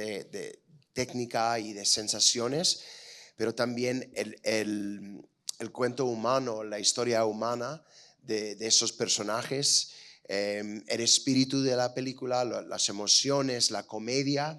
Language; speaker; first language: Spanish; non-native, fluent; English